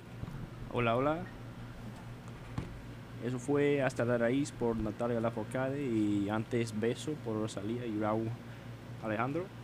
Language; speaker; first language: Spanish; non-native, learner; English